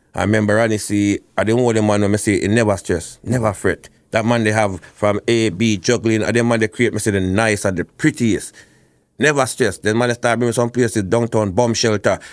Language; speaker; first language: English; non-native, local second language; Jamaican Creole English